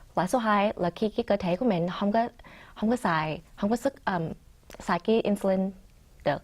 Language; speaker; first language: Vietnamese; early bilingual, other home language; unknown